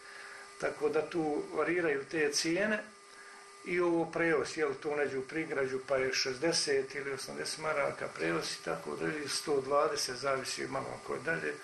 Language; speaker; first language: Croatian; native; Croatian